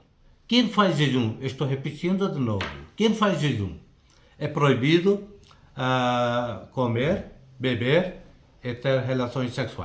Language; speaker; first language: Portuguese; non-native, fluent; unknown